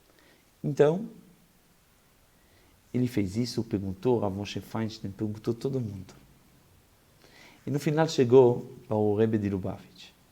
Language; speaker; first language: Portuguese; non-native, fluent; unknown